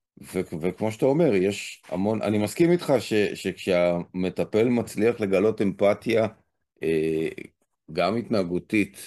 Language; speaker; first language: Hebrew; native; Hebrew